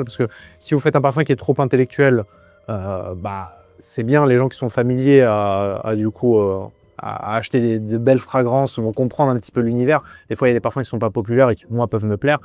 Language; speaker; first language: French; native; French